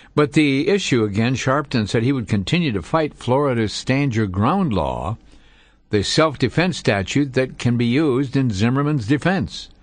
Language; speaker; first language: English; native; English